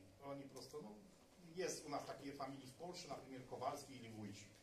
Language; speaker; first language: Polish; non-native, learner; Russian